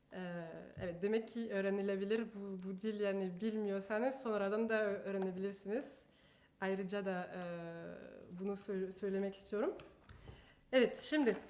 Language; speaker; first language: Turkish; non-native, fluent; French